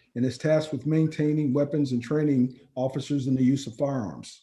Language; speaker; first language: English; native; English